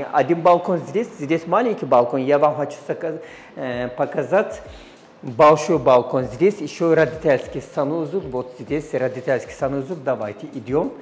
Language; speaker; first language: Russian; non-native, learner; Turkish